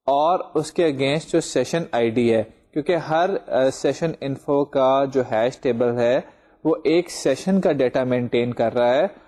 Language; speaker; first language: Urdu; native; Urdu